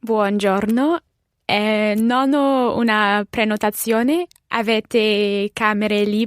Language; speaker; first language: Italian; non-native, learner; English